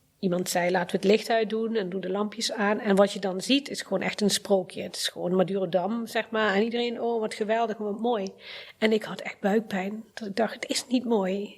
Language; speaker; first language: Dutch; early bilingual, other home language; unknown